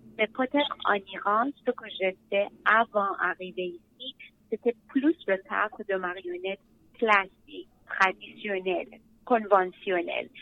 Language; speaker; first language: French; non-native, learner; Persian